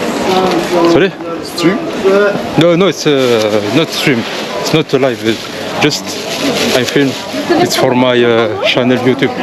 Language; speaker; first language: English; non-native, learner; French